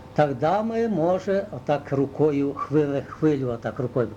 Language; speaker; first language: Russian; non-native, local second language; Ukrainian